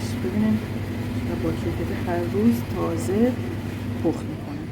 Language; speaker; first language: Persian; native; Persian